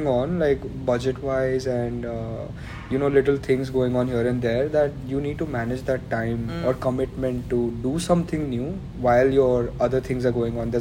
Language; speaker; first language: English; non-native, local second language; Gujarati